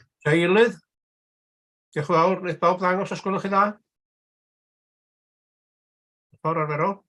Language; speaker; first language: Welsh; native; Welsh